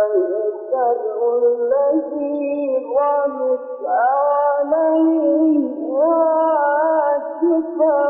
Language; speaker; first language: Arabic; native; Arabic